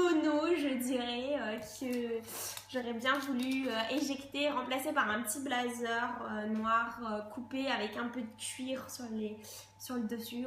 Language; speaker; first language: French; native; French